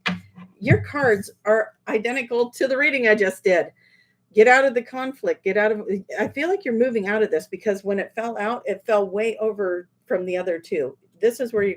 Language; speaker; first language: English; native; English